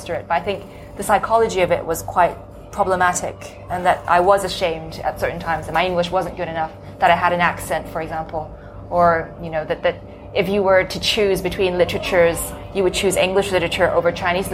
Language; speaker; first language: English; non-native, local second language; Cantonese